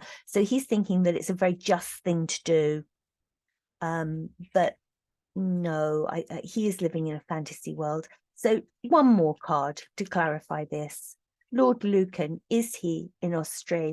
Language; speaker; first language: English; native; English